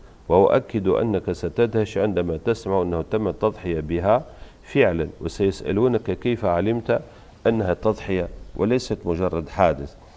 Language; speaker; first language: Arabic; native; Arabic